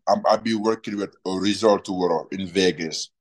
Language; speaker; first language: English; non-native, fluent; Wolof